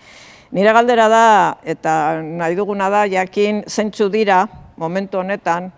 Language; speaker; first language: Basque; native; Basque